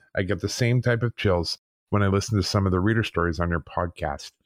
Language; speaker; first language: English; native; English